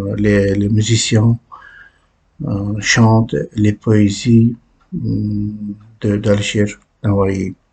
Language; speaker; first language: French; non-native, learner; Uzbek